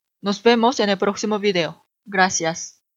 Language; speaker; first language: Spanish; non-native, fluent; Korean